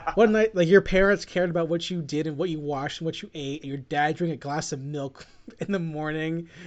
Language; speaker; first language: English; early bilingual, other home language; Filipino